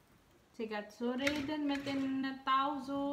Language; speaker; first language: Dutch; non-native, learner; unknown